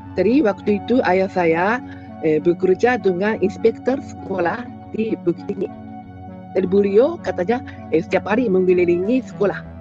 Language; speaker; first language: Indonesian; non-native, fluent; Japanese